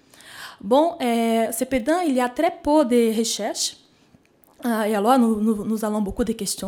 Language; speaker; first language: French; non-native, fluent; Portuguese